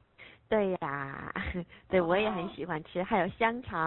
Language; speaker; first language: Chinese; non-native, fluent; Korean